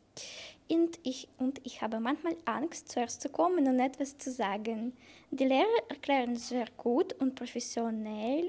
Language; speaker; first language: German; non-native, learner; Russian